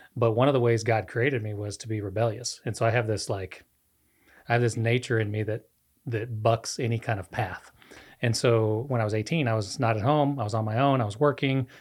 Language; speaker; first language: English; non-native, fluent; Spanish